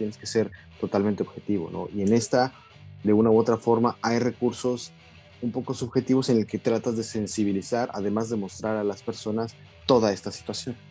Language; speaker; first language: Spanish; native; Spanish